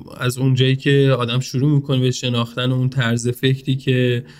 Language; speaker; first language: Persian; native; Persian